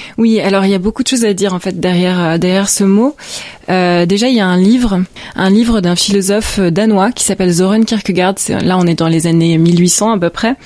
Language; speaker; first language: French; native; French